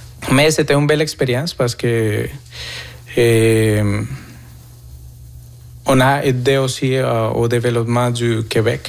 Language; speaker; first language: French; non-native, fluent; Spanish